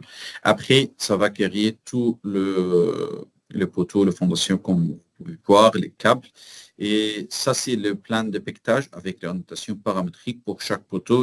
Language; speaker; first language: French; non-native, learner; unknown